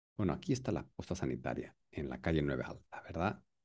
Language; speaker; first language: Spanish; native; Spanish